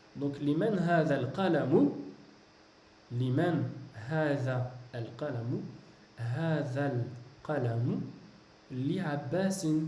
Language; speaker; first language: Arabic; non-native, fluent; French